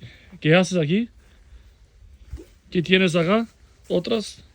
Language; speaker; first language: Spanish; non-native, learner; Albanian